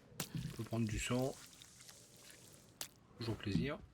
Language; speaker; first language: French; native; French